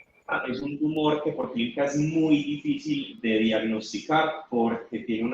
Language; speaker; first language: Spanish; native; Spanish